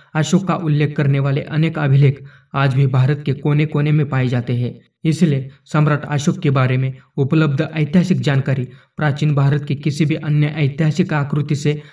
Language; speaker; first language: Hindi; non-native, local second language; Marathi